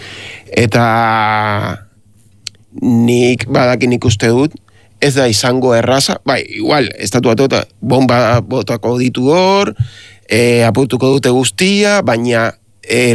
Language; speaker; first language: Basque; non-native, learner; Spanish